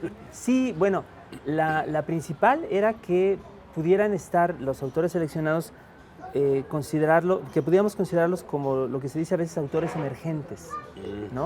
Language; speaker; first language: Spanish; native; Spanish